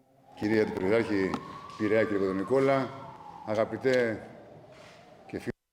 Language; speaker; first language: Greek; native; Greek